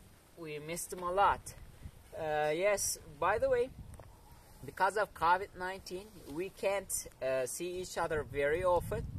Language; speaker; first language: English; non-native, learner; Turkish